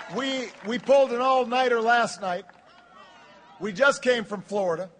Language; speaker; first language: English; native; English